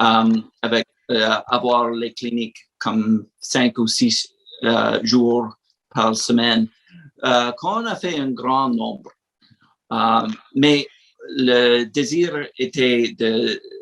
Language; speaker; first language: French; non-native, learner; English